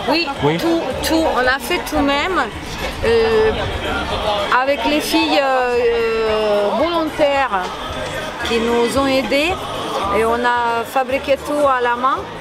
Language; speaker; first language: French; non-native, learner; Ukrainian